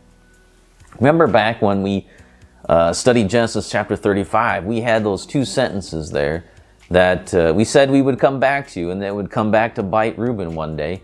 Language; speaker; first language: English; native; English